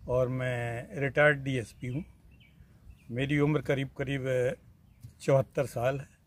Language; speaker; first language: Hindi; native; Hindi